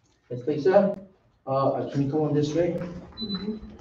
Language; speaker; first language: English; non-native, fluent; Korean